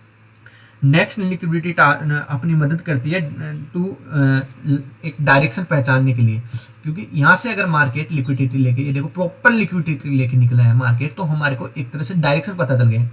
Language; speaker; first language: Hindi; native; Hindi